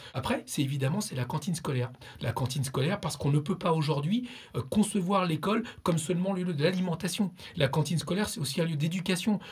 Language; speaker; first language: French; early bilingual, other home language; Spanish